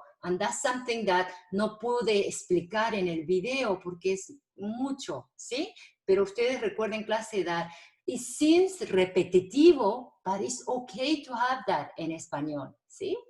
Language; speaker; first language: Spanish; non-native, fluent; Korean